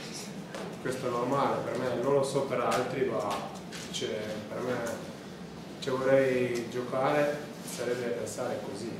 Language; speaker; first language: Italian; non-native, learner; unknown